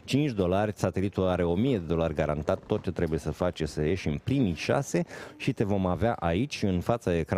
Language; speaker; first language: Romanian; native; Romanian